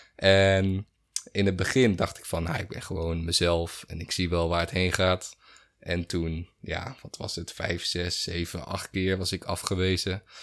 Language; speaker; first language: Dutch; native; Dutch